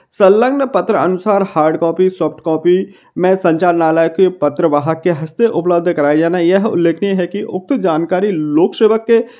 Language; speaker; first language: Hindi; native; Hindi